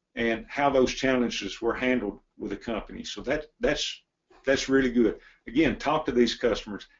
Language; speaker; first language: English; native; English